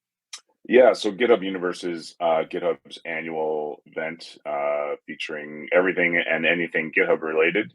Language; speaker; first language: English; native; English